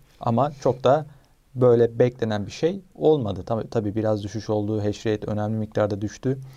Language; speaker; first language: Turkish; native; Turkish